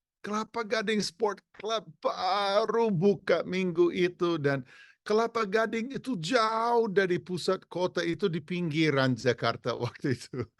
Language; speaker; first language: Indonesian; non-native, fluent; English